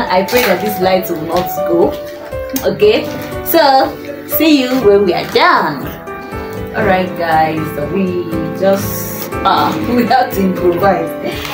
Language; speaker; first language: English; non-native, local second language; Igbo